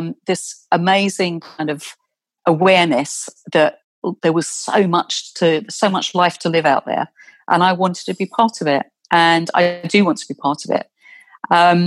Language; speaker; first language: English; native; English